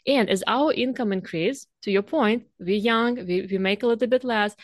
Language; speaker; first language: English; non-native, fluent; Russian